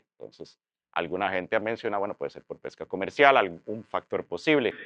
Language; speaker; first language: Spanish; native; Spanish